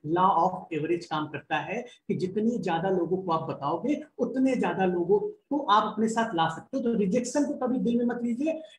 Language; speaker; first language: Hindi; native; Hindi